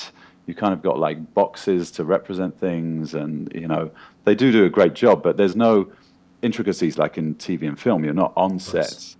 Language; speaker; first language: English; native; English